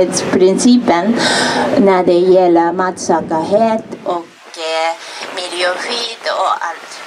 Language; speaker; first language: Swedish; non-native, fluent; Japanese